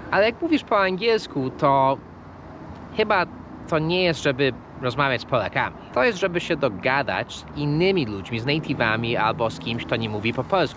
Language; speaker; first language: Polish; non-native, fluent; English